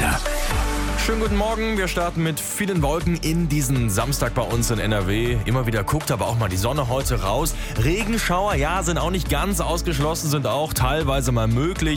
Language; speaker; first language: German; native; German